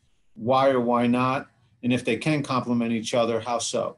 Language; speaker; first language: English; native; English